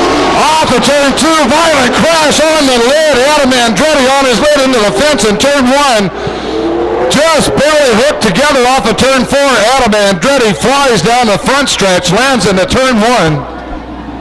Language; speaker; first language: English; native; English